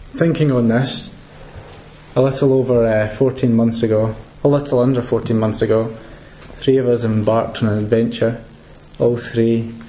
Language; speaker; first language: English; native; English